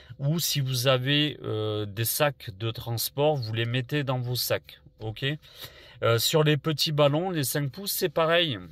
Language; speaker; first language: French; native; French